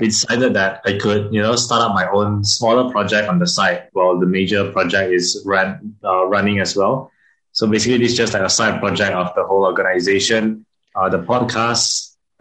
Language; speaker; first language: English; non-native, local second language; Chinese